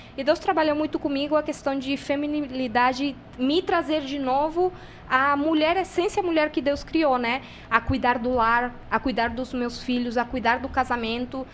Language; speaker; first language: Portuguese; non-native, fluent; Spanish